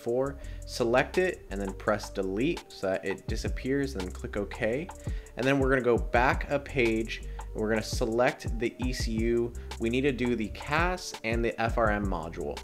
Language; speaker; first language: English; native; English